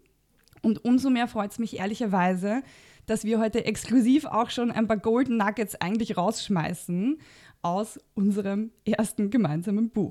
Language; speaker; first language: German; native; German